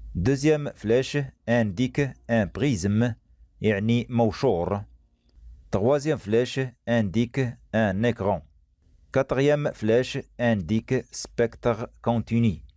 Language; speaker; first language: French; non-native, local second language; Arabic